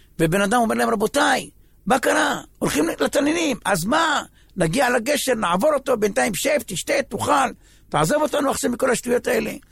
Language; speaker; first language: Hebrew; native; Hebrew